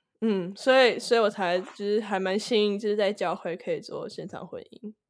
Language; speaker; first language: Chinese; native; Chinese